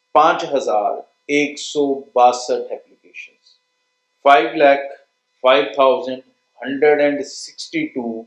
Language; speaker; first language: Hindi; non-native, local second language; Punjabi